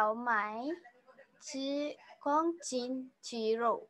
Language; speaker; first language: Chinese; non-native, learner; Malay